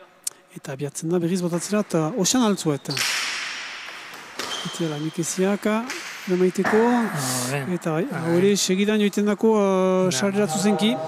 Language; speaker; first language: Basque; native; Basque